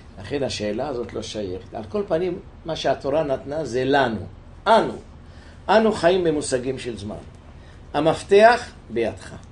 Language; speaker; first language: Hebrew; native; Hebrew